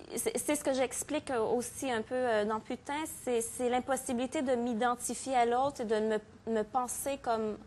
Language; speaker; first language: French; native; French